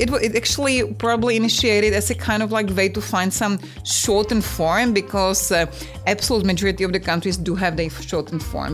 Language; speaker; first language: English; non-native, fluent; Czech